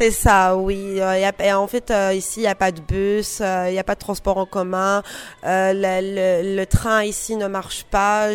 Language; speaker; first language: French; non-native, local second language; Arabic